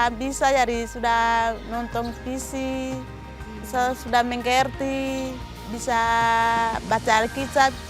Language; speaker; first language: Indonesian; non-native, learner; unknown